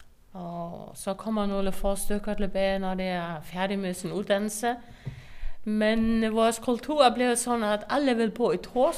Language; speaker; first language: Danish; non-native, local second language; Faroese